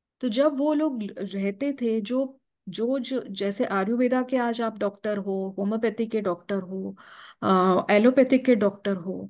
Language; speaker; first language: Hindi; native; Hindi